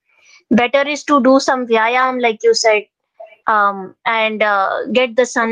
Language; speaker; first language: English; non-native, local second language; Hindi